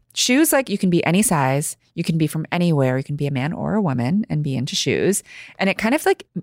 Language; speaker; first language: English; early bilingual, other home language; Cantonese